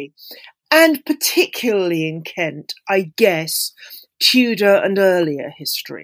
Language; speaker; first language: English; native; English